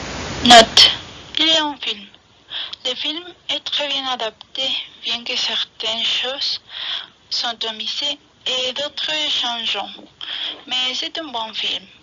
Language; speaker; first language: French; non-native, learner; Spanish